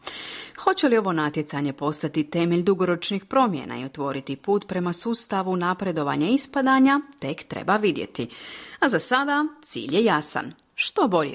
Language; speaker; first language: Croatian; native; Croatian